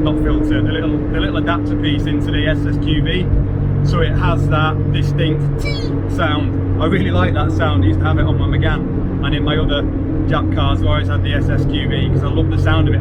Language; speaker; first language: English; native; English